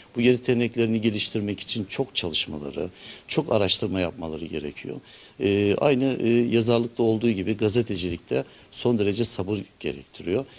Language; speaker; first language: Turkish; native; Turkish